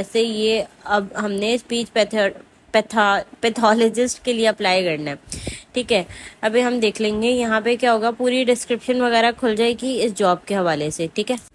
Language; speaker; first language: Urdu; non-native, local second language; Punjabi